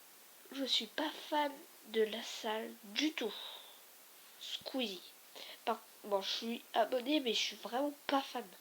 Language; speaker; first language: French; native; French